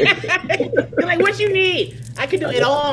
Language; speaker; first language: English; native; English